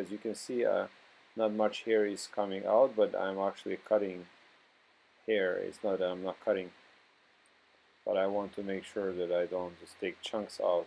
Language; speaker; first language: English; non-native, fluent; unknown